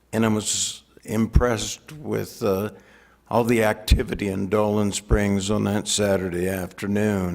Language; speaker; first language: English; native; English